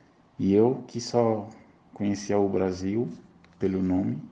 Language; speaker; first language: Portuguese; non-native, fluent; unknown